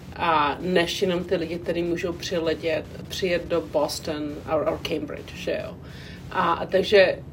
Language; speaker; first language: Czech; non-native, local second language; English